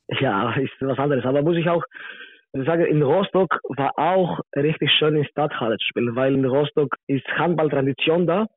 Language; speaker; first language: German; non-native, learner; Greek